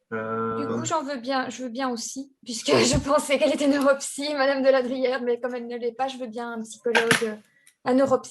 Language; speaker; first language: French; native; French